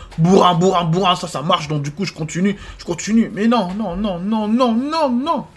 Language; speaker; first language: French; native; French